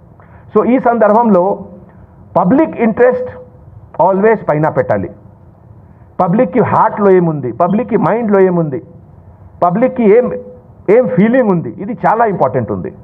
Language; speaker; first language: Telugu; non-native, local second language; Hindi